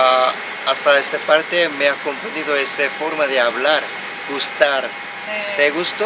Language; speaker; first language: Spanish; non-native, fluent; Korean